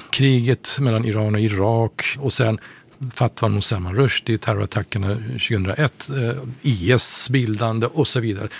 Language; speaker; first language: Swedish; non-native, fluent; Persian